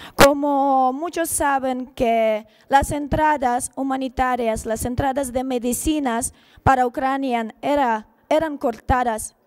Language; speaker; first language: Spanish; non-native, fluent; Ukrainian